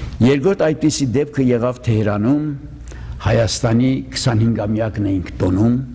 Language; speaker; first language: Armenian; early bilingual, heritage; Armenian